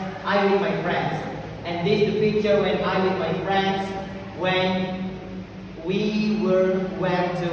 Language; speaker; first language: English; non-native, learner; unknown